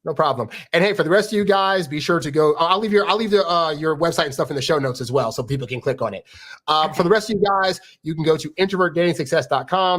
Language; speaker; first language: English; native; English